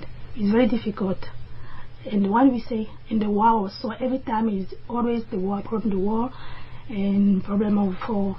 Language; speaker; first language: English; non-native, learner; French